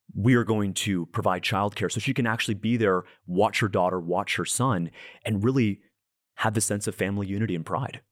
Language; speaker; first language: English; native; English